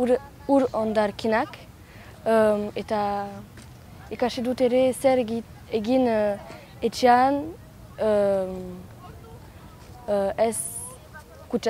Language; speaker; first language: Basque; non-native, local second language; French